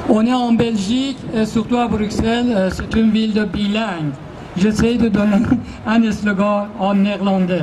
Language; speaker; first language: French; non-native, learner; Persian